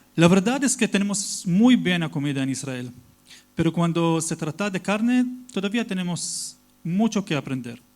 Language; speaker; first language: Spanish; non-native, learner; Hebrew